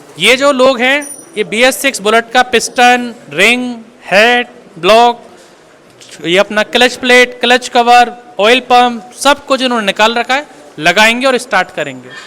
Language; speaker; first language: Hindi; native; Hindi